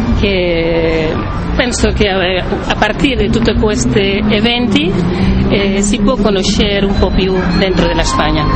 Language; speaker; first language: Italian; non-native, learner; Spanish